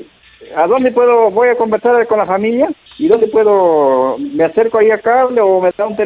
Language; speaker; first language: Spanish; native; Spanish